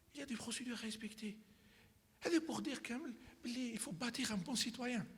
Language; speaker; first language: French; non-native, local second language; Arabic